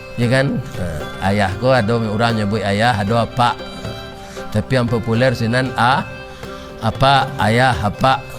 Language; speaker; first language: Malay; non-native, local second language; Minangkabau